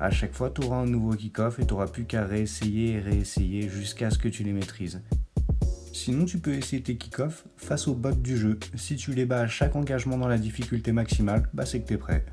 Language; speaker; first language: French; native; French